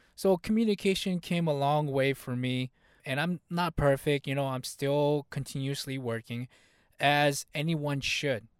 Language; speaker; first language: English; early bilingual, other home language; Hmong